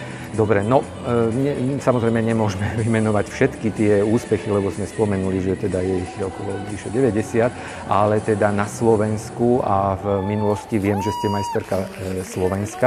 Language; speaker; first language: Slovak; native; Slovak